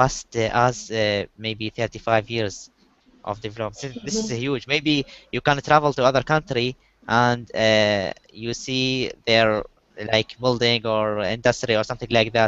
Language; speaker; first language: English; non-native, learner; Arabic